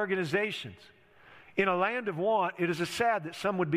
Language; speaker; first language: English; native; English